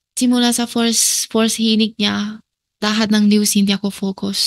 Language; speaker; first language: Filipino; non-native, learner; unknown